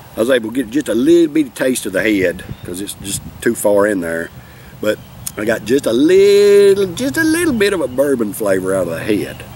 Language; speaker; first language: English; native; English